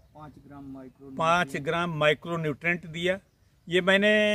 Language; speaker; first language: Hindi; native; Hindi